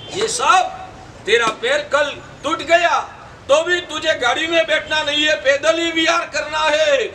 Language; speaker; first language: Hindi; non-native, local second language; Gujarati